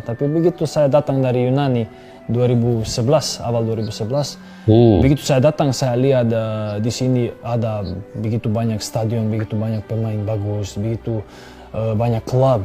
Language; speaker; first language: Indonesian; non-native, fluent; Serbian